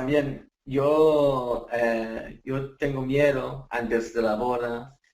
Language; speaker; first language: Spanish; non-native, learner; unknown